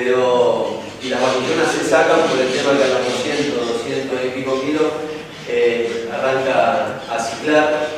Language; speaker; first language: Spanish; native; Spanish